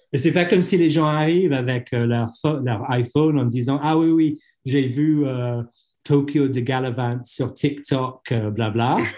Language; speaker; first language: French; non-native, fluent; English